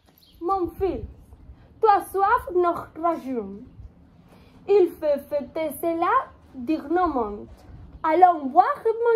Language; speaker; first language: French; non-native, learner; Spanish